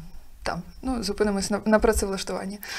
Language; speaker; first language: Ukrainian; native; Ukrainian